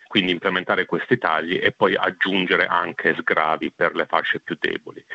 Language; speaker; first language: Italian; native; Italian